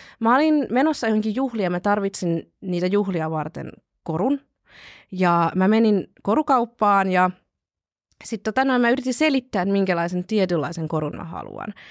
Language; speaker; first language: Finnish; native; Finnish